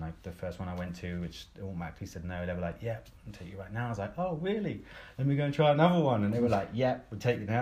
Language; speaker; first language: English; native; English